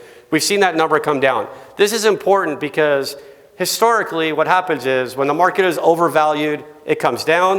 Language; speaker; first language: English; native; English